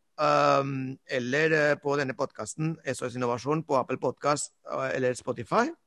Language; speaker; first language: Norwegian; non-native, fluent; Spanish